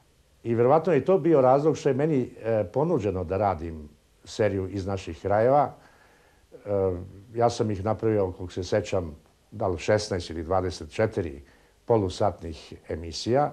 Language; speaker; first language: Serbian; native; Serbian